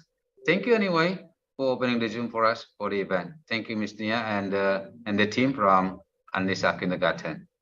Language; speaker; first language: English; non-native, fluent; Indonesian